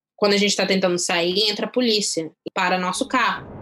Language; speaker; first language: Portuguese; non-native, fluent; English